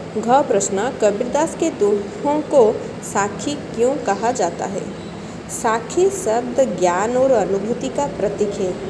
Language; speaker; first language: Hindi; non-native, local second language; Odia